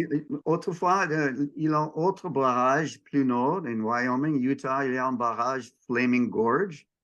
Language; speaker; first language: French; non-native, learner; English